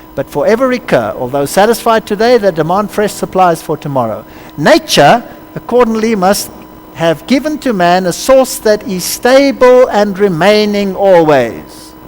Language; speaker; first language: English; non-native, local second language; Afrikaans